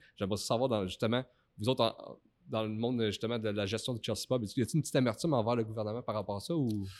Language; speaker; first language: French; native; French